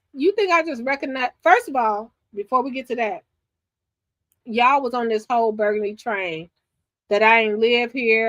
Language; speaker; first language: English; native; English